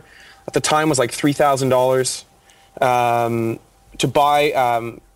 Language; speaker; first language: English; native; English